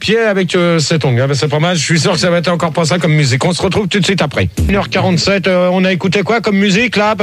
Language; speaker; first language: French; native; French